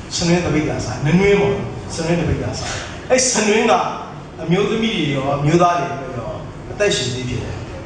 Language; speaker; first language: Burmese; non-native, local second language; Tedim Chin